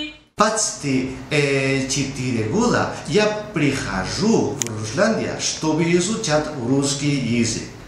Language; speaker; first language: Russian; non-native, learner; Spanish